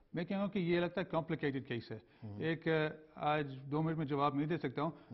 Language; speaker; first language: Urdu; native; Urdu